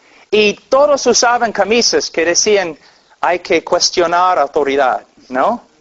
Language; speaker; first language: Spanish; non-native, fluent; English